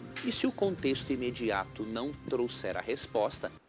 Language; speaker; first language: Portuguese; native; Portuguese